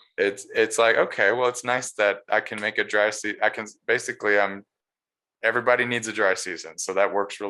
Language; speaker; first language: English; native; English